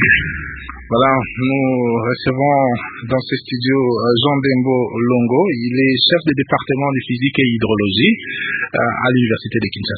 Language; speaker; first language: French; non-native, local second language; Lingala